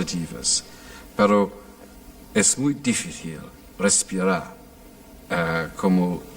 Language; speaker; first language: Spanish; non-native, fluent; English